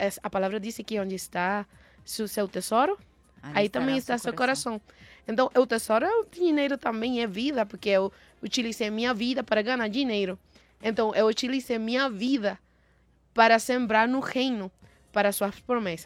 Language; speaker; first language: Portuguese; non-native, learner; Spanish